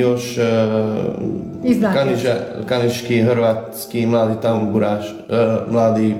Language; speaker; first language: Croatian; non-native, local second language; Hungarian